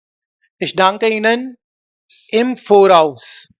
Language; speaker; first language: German; non-native, fluent; Hindi